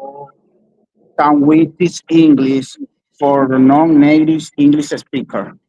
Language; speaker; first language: English; non-native, learner; Spanish